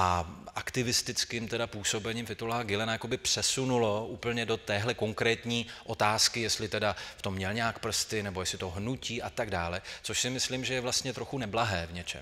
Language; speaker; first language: Czech; native; Czech